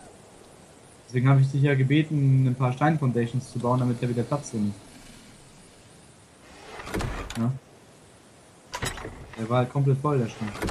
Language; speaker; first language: German; native; German